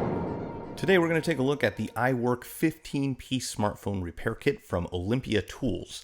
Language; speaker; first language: English; native; English